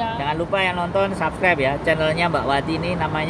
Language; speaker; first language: Indonesian; non-native, local second language; Javanese